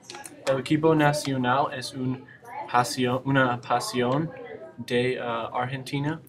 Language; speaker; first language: Spanish; non-native, learner; English